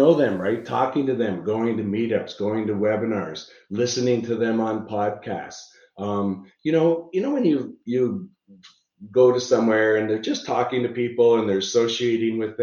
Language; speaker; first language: English; native; English